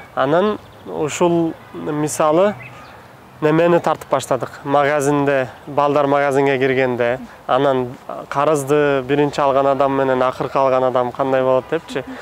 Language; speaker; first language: Kyrgyz; non-native, fluent; Turkish